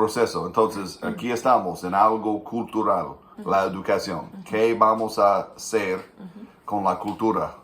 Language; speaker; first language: Spanish; non-native, fluent; English